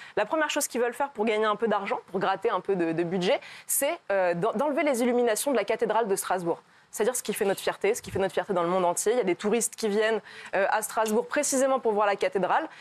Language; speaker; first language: French; native; French